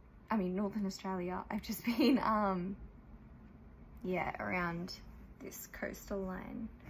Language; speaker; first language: English; early bilingual, other home language; Korean